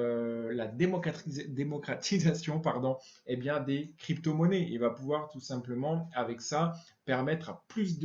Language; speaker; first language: French; native; French